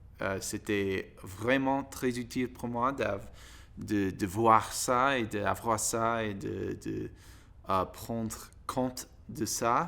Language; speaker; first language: French; non-native, learner; English